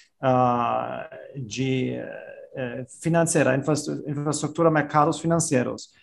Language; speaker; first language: Portuguese; non-native, fluent; German